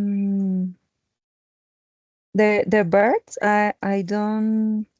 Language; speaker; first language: English; non-native, learner; Spanish